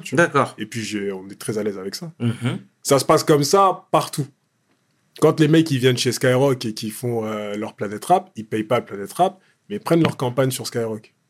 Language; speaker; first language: French; native; French